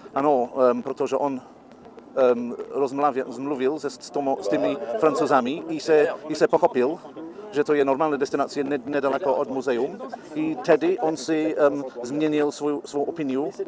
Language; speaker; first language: Czech; non-native, learner; Polish